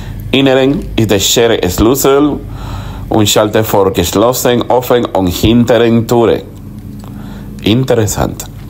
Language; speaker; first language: German; non-native, learner; Spanish